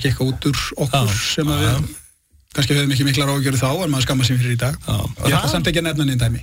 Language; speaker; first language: Icelandic; native; Icelandic